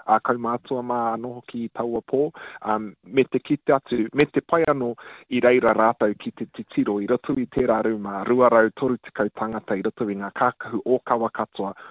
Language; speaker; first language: Māori; native; Māori